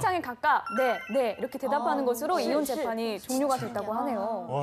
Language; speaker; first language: Korean; native; Korean